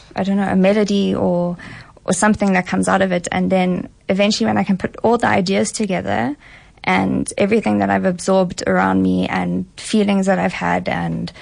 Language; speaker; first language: English; native; English